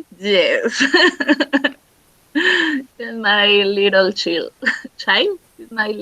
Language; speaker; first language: English; non-native, learner; Spanish